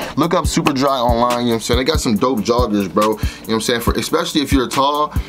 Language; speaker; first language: English; native; English